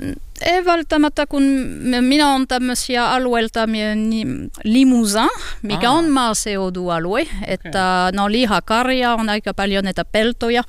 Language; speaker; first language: Finnish; non-native, fluent; French